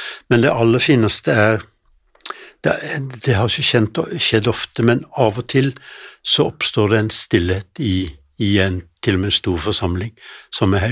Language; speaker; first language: Norwegian; native; Norwegian